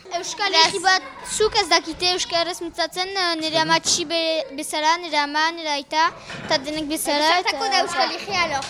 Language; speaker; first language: Basque; non-native, local second language; French